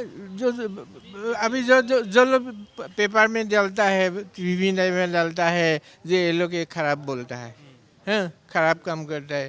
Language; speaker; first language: Hindi; non-native, local second language; Assamese